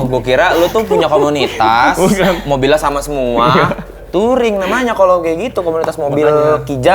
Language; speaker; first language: Indonesian; native; Indonesian